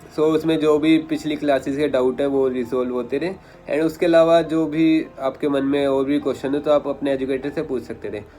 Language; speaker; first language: Hindi; native; Hindi